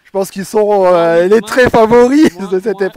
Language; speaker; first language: French; native; French